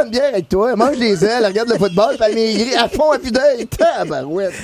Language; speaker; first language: French; native; French